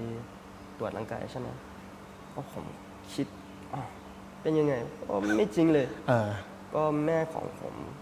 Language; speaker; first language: Thai; early bilingual, heritage; Thai